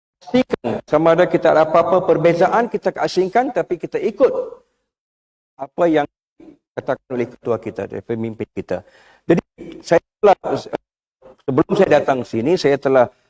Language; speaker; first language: Malay; non-native, local second language; Tamil